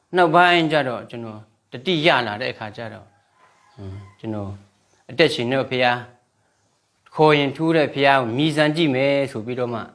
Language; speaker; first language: Burmese; non-native, local second language; Shan